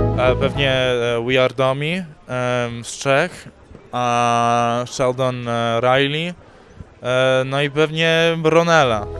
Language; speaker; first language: Polish; early bilingual, heritage; English